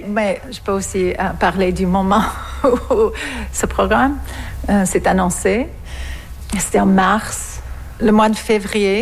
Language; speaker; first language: French; non-native, fluent; English